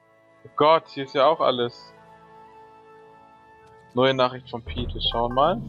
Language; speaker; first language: German; native; German